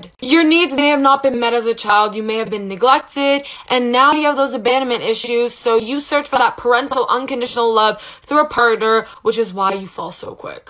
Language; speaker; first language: English; native; English